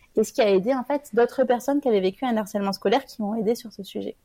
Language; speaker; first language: French; native; French